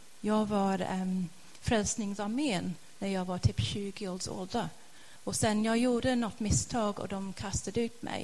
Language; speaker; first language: Swedish; non-native, fluent; English